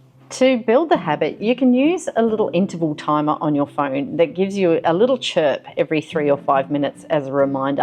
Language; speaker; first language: English; native; English